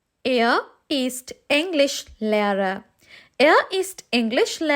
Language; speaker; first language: German; non-native, learner; Sinhala